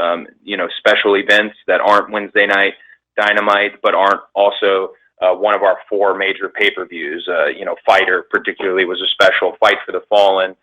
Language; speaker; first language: English; native; English